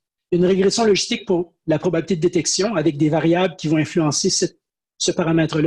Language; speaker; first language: French; native; French